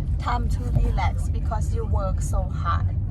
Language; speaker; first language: English; non-native, learner; Thai